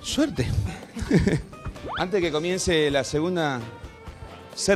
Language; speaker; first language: Spanish; native; Spanish